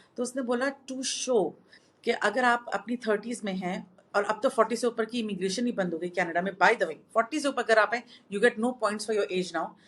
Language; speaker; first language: Urdu; native; Urdu